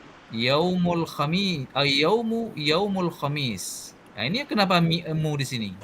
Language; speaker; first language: Indonesian; native; Indonesian